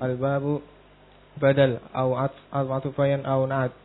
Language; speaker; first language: Arabic; non-native, learner; Indonesian